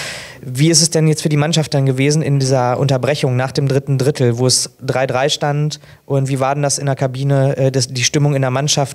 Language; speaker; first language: German; native; German